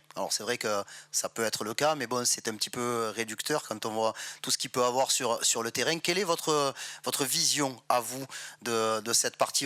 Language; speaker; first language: French; native; French